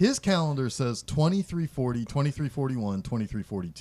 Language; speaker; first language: English; native; English